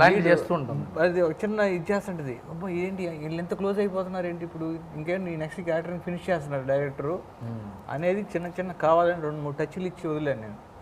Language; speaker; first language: Telugu; native; Telugu